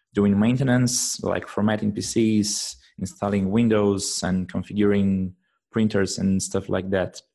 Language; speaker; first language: English; non-native, fluent; Portuguese